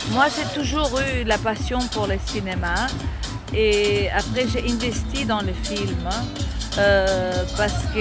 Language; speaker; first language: French; non-native, fluent; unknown